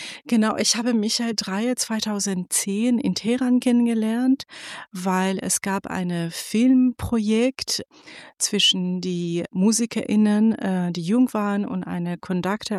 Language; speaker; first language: German; non-native, fluent; Persian